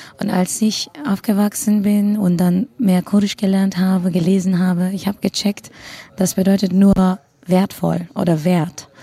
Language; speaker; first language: German; non-native, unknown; Kurdish